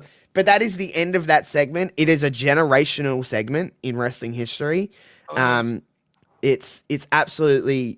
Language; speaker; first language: English; native; English